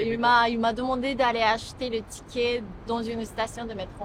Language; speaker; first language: French; non-native, fluent; Japanese